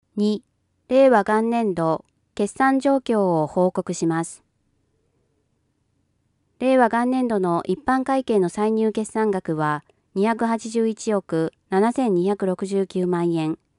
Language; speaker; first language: Japanese; native; Japanese